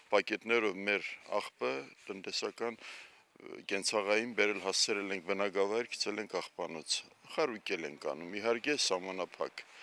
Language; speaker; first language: Armenian; early bilingual, heritage; Armenian